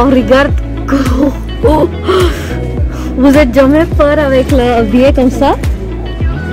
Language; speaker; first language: French; non-native, learner; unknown